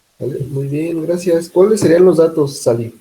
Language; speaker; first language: Spanish; native; Spanish